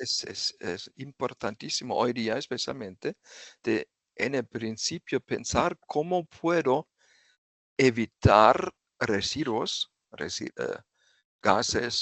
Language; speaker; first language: Spanish; non-native, fluent; German